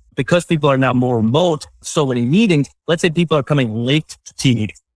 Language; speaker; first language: English; non-native, local second language; Malayalam